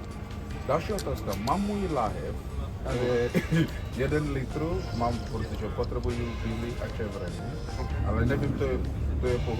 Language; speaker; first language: Czech; non-native, learner; English